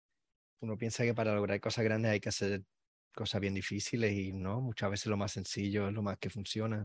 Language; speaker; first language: Spanish; native; Spanish